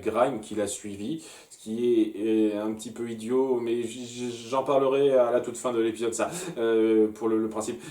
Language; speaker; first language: French; native; French